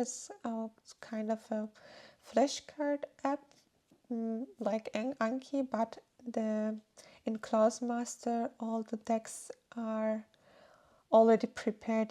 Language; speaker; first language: English; non-native, fluent; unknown